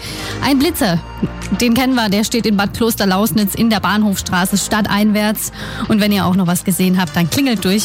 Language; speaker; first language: German; native; German